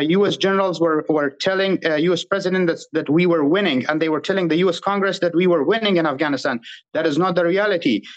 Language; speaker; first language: English; non-native, fluent; Pashto